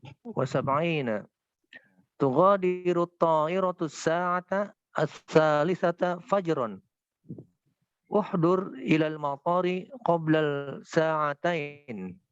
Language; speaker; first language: Arabic; non-native, learner; Indonesian